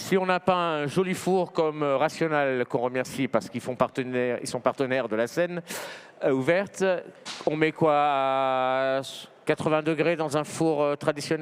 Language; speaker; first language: French; native; French